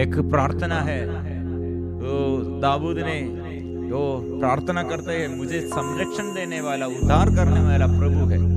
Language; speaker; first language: Hindi; non-native, local second language; Malayalam